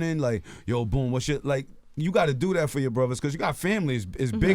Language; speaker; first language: English; native; English